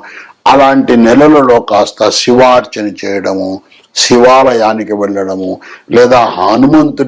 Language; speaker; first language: Telugu; native; Telugu